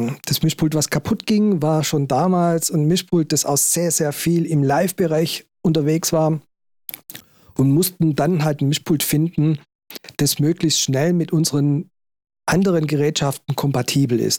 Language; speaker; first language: German; native; German